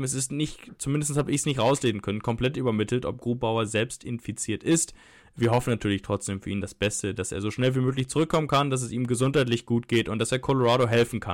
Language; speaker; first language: German; native; German